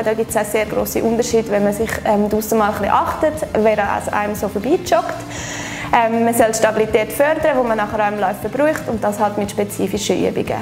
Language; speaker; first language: German; native; German